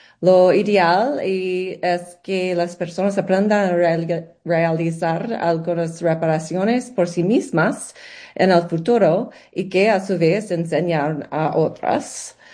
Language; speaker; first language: Spanish; non-native, learner; English